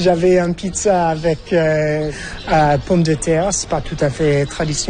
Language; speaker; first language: French; non-native, fluent; English